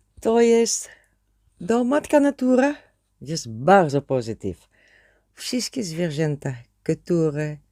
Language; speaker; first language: Polish; non-native, learner; Dutch